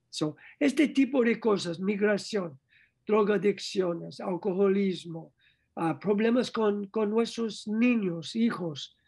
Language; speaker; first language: Spanish; non-native, learner; English